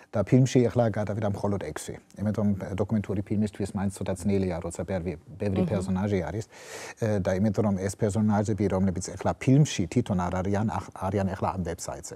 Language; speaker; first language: Georgian; non-native, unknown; German